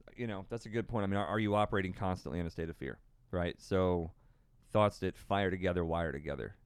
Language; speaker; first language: English; native; English